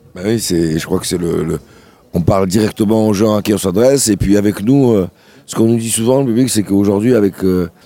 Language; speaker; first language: French; native; French